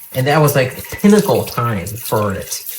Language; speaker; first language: English; native; English